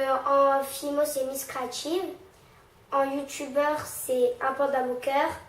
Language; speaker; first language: French; native; French